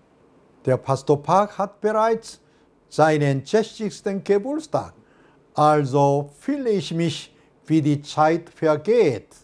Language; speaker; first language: German; non-native, fluent; Korean